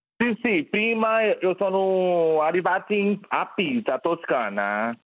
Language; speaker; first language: Italian; non-native, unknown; Portuguese